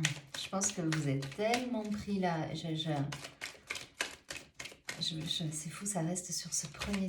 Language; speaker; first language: French; native; French